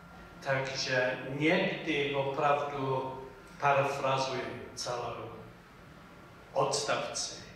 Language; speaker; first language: Czech; non-native, fluent; English